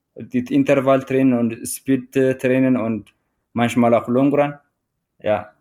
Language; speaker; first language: German; non-native, fluent; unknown